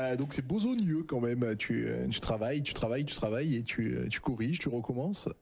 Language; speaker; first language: French; native; French